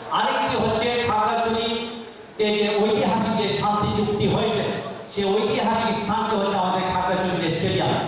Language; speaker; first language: Bangla; non-native, local second language; Marma